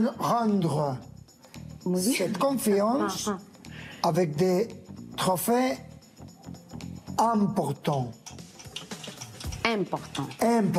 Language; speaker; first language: French; non-native, learner; Spanish